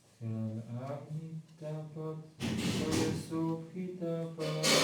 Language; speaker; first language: Russian; non-native, learner; Bulgarian